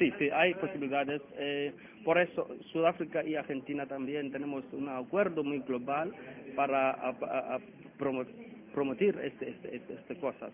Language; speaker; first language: Spanish; non-native, learner; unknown